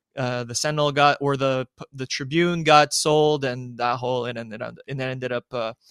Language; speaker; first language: English; non-native, fluent; French